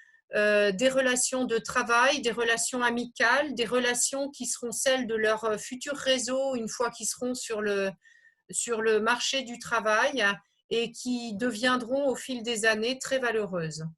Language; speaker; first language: French; native; French